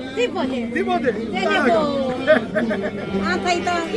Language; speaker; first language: Greek; non-native, learner; Bulgarian